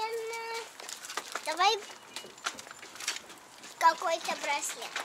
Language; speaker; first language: Russian; early bilingual, heritage; Russian